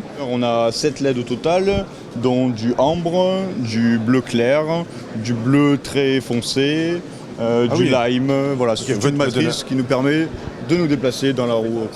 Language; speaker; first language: French; native; French